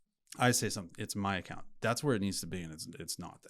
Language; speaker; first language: English; native; English